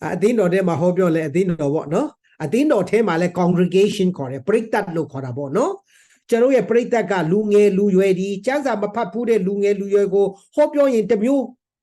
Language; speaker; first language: Burmese; non-native, local second language; Hakha Chin